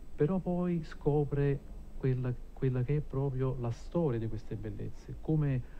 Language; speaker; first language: Italian; native; Italian